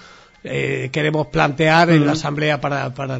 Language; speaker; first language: Spanish; native; Spanish